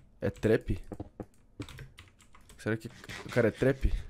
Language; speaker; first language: Portuguese; native; Portuguese